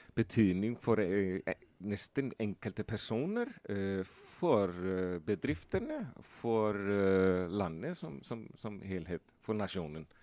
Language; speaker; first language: Norwegian; non-native, fluent; Icelandic